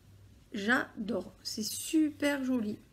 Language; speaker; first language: French; native; French